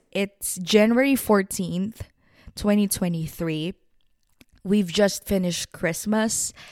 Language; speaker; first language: English; non-native, local second language; Filipino